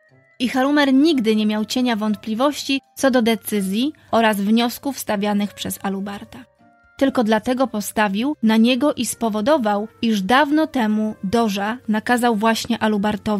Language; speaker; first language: Polish; native; Polish